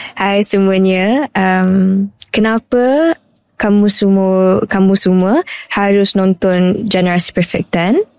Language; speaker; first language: Malay; non-native, local second language; English